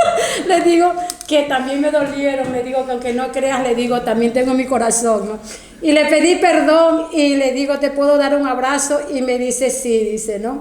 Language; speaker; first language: Spanish; native; Spanish